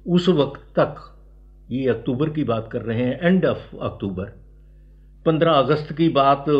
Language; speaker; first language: Hindi; native; Hindi